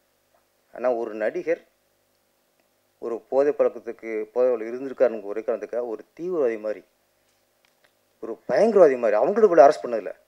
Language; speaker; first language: Tamil; native; Tamil